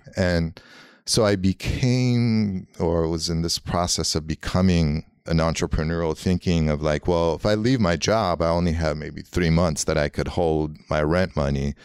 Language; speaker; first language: English; early bilingual, other home language; Armenian